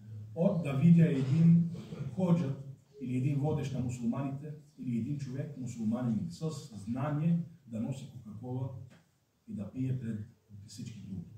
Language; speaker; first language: Bulgarian; non-native, fluent; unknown